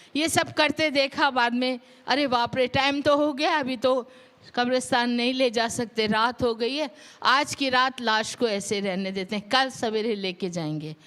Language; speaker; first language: Hindi; non-native, local second language; Punjabi